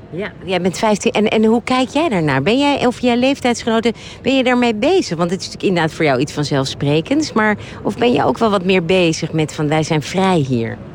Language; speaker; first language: Dutch; native; Dutch